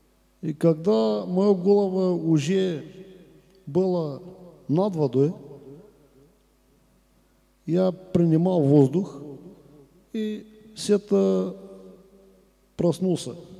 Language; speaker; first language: Russian; non-native, learner; Bulgarian